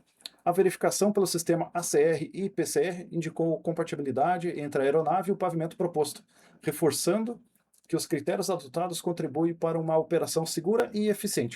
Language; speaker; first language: Portuguese; native; Portuguese